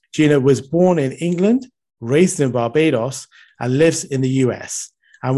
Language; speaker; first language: English; non-native, local second language; Sinhala